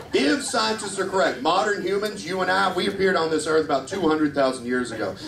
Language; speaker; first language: English; native; English